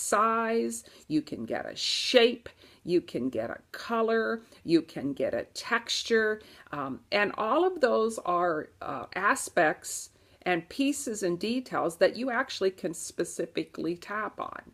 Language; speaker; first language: English; native; English